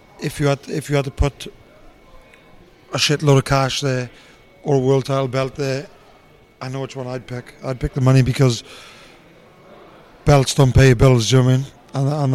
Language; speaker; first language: English; native; English